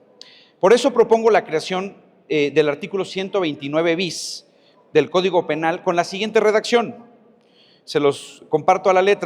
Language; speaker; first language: Spanish; native; Spanish